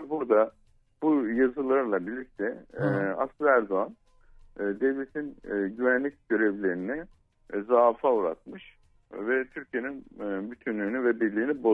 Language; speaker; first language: Turkish; native; Turkish